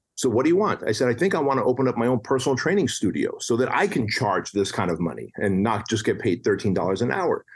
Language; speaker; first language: English; early bilingual, other home language; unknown